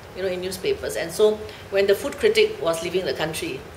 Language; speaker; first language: English; native; English